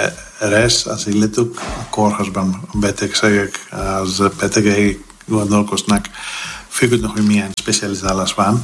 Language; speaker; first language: Hungarian; non-native, fluent; Greek